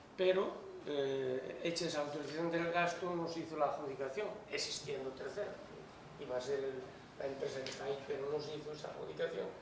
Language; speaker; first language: Spanish; non-native, local second language; Galician